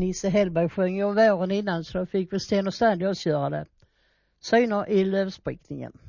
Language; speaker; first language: Swedish; native; Swedish